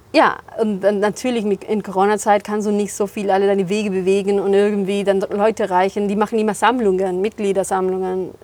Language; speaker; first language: German; non-native, fluent; Spanish